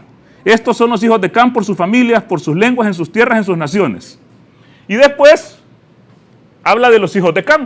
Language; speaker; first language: Spanish; native; Spanish